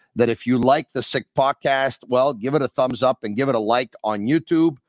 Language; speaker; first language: English; native; English